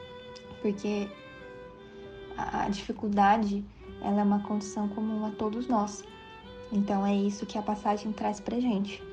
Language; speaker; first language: Portuguese; native; Portuguese